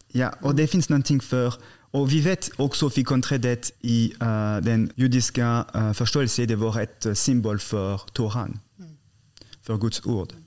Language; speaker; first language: Swedish; non-native, fluent; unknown